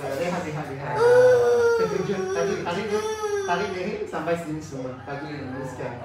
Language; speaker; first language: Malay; non-native, local second language; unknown